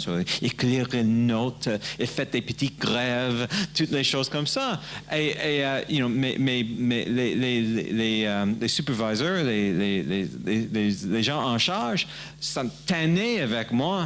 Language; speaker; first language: French; non-native, learner; English